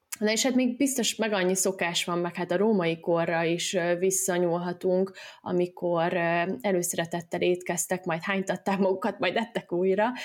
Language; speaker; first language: Hungarian; early bilingual, heritage; Hungarian